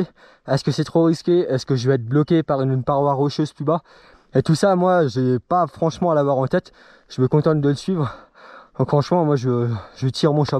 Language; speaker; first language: French; native; French